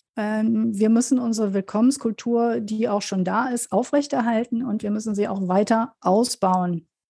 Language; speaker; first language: German; native; German